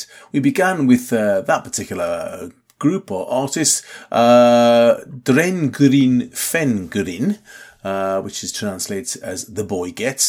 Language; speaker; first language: English; native; English